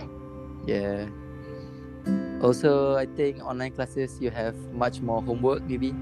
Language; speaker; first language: English; non-native, local second language; Malay